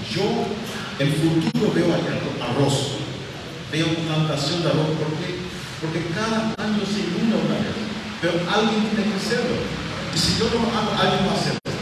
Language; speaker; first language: Spanish; non-native, local second language; German